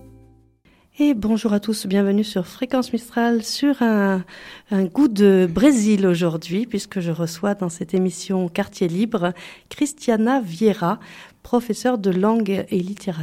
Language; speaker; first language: French; native; French